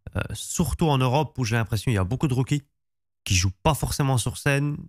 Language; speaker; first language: French; native; French